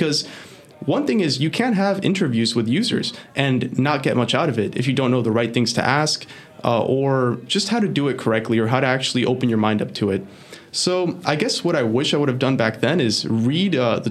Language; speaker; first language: English; early bilingual, other home language; Spanish